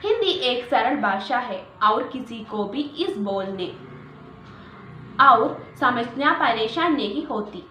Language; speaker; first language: Hindi; non-native, local second language; Malayalam